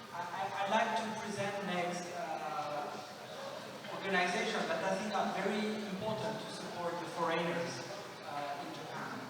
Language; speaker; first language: English; non-native, fluent; French